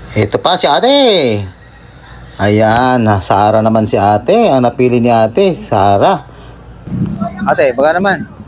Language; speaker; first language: Filipino; native; Filipino